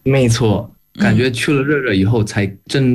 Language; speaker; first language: Chinese; non-native, fluent; Indonesian